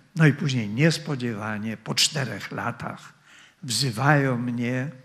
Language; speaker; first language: Polish; native; Polish